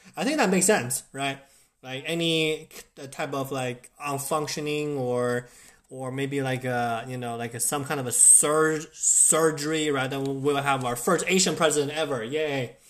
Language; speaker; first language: English; non-native, fluent; Chinese